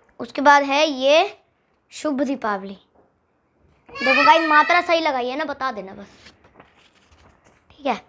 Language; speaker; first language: Hindi; native; Hindi